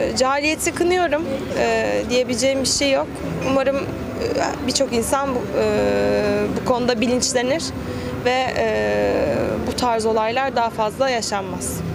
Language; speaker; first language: Turkish; early bilingual, heritage; Turkish